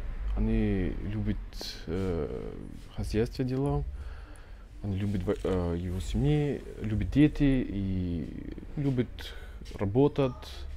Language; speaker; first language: Russian; non-native, learner; Albanian